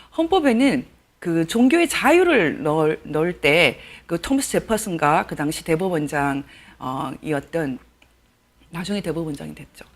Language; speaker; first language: Korean; native; Korean